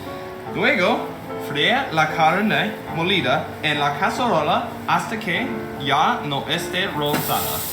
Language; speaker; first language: Spanish; non-native, learner; English